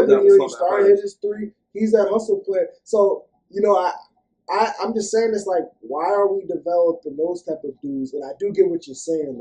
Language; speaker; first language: English; native; English